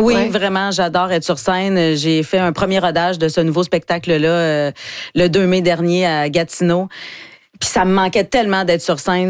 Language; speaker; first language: French; native; French